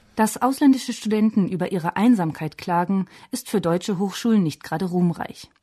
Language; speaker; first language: German; native; German